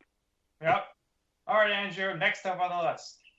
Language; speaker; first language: English; native; English